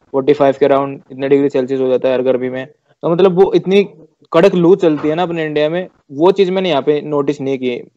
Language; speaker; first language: Hindi; native; Hindi